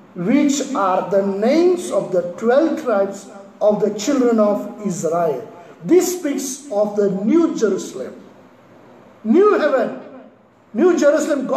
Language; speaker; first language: English; non-native, local second language; Marathi